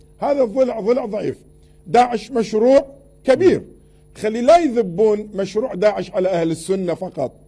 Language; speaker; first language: Arabic; non-native, local second language; Turkmen